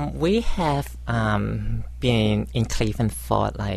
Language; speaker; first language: English; non-native, local second language; Cantonese